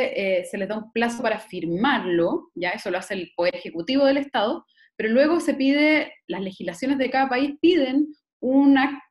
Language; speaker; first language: Spanish; native; Spanish